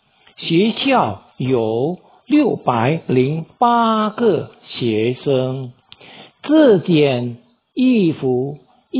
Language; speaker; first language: Chinese; non-native, fluent; Indonesian